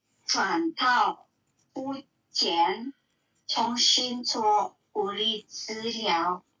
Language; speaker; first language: Chinese; non-native, learner; Indonesian